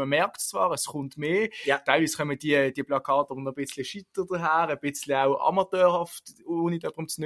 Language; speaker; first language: German; native; German